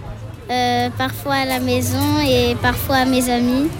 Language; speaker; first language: French; early bilingual, other home language; Comorian